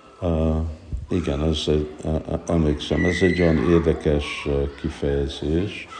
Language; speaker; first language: Hungarian; early bilingual, heritage; Hungarian